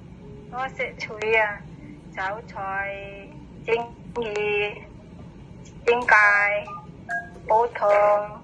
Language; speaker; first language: Chinese; non-native, learner; Indonesian